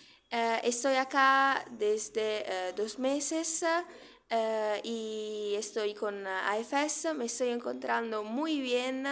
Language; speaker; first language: Spanish; non-native, learner; Italian